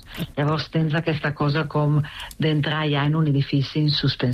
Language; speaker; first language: Catalan; non-native, fluent; Italian